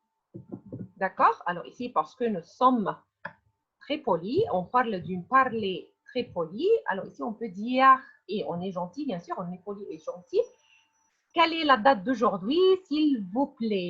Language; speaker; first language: French; non-native, fluent; Arabic